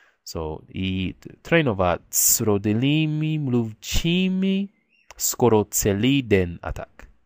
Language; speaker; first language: Czech; non-native, learner; English